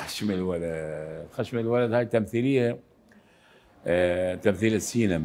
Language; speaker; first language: Arabic; native; Arabic